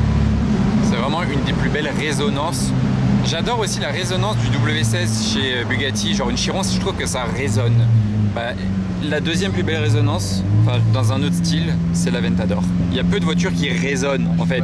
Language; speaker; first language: French; native; French